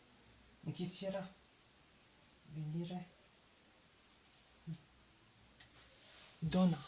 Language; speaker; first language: Italian; non-native, learner; German